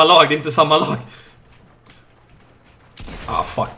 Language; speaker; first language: Swedish; native; Swedish